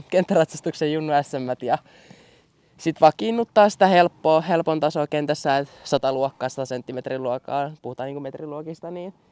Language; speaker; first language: Finnish; native; Finnish